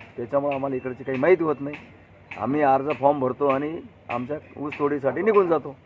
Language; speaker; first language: Marathi; non-native, local second language; Lambadi